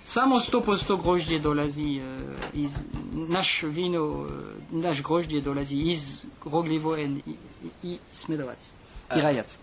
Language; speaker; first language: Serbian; non-native, learner; French